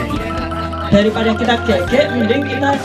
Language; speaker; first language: Indonesian; native; Indonesian